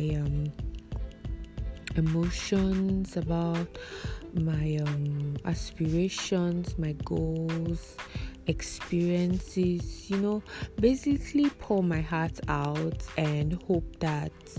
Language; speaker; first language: English; non-native, local second language; Igbo